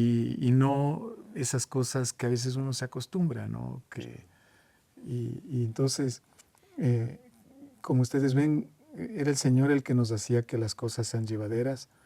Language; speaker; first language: Spanish; native; Spanish